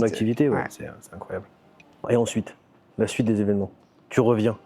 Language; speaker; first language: French; native; French